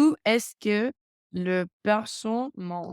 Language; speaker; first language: French; non-native, learner; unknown